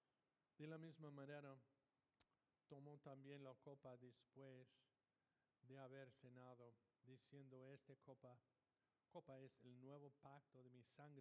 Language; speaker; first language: Spanish; non-native, fluent; English